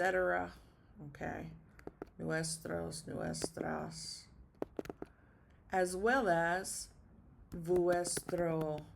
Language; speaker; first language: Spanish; non-native, fluent; English